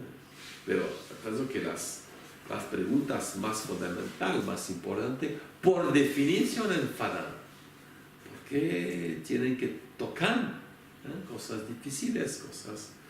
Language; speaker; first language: Spanish; non-native, fluent; French